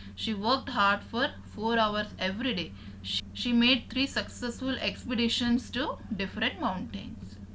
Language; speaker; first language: English; non-native, local second language; Kannada